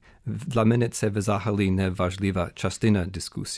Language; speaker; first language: Ukrainian; non-native, fluent; English